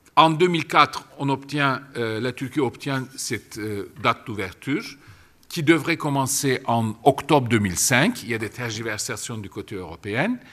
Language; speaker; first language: French; non-native, fluent; Turkish